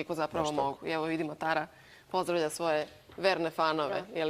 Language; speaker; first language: Bosnian; native; Bosnian